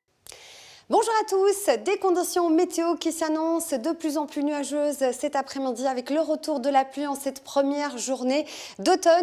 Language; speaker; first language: French; native; French